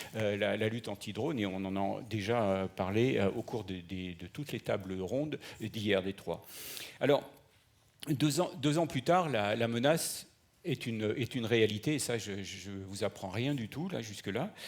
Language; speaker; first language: French; native; French